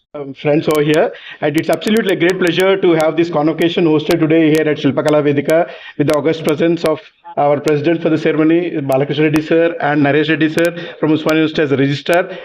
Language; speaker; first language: English; non-native, local second language; Telugu